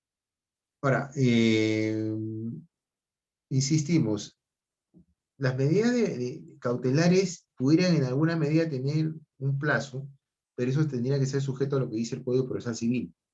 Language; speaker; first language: Spanish; native; Spanish